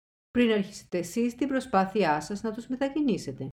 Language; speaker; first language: Greek; native; Greek